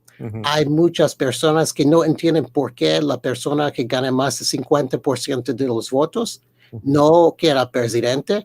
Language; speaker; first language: Spanish; early bilingual, heritage; Spanish